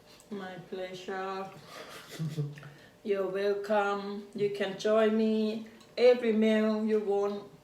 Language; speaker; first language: English; non-native, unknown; Thai